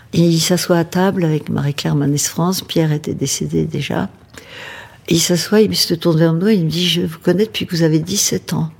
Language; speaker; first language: French; native; French